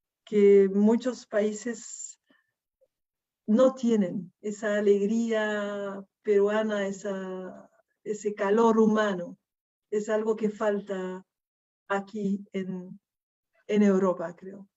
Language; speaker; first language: Spanish; non-native, fluent; Dutch